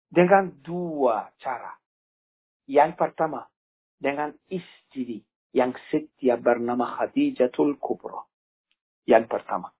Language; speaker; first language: Indonesian; non-native, fluent; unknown